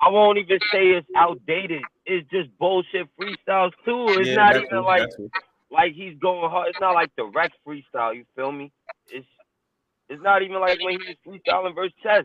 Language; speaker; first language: English; native; English